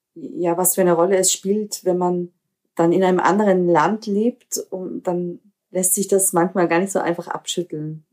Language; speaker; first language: German; native; German